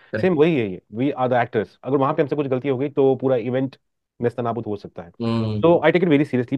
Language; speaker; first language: Hindi; non-native, local second language; Marathi